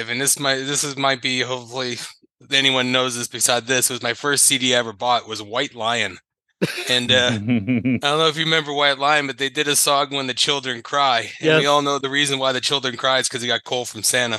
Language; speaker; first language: English; native; English